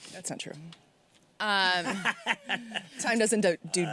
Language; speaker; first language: English; native; English